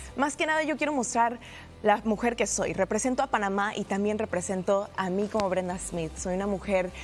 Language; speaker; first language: Spanish; early bilingual, heritage; Spanish